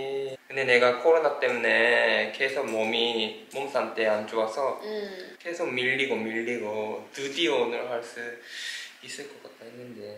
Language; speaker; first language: Korean; non-native, fluent; Japanese